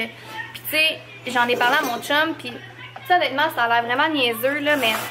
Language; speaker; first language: French; native; French